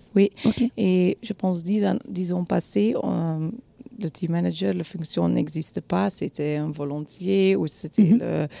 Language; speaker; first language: French; non-native, local second language; Dutch